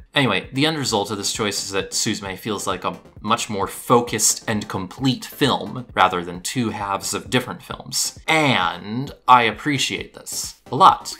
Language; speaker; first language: English; native; English